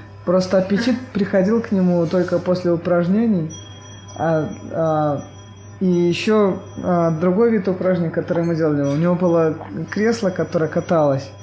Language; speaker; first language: Russian; native; Russian